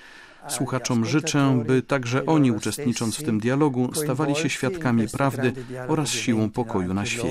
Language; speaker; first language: Polish; non-native, learner; German